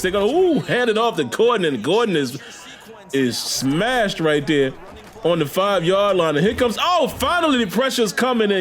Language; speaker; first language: English; native; English